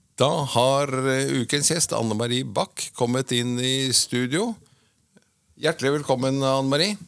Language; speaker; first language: Norwegian; native; Norwegian